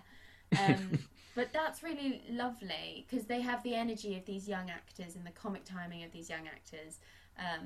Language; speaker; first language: English; native; English